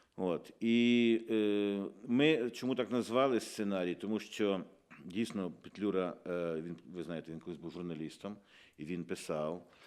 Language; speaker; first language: Ukrainian; native; Ukrainian